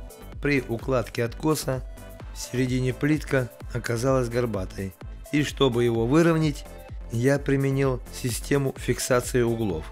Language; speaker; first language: Russian; native; Russian